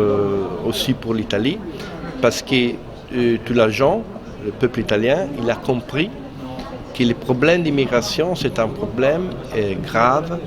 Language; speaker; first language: French; non-native, fluent; Italian